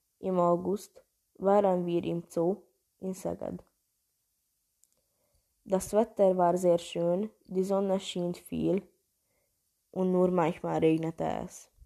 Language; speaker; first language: German; non-native, learner; Hungarian